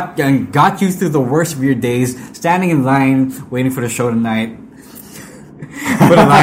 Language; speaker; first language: English; non-native, local second language; Filipino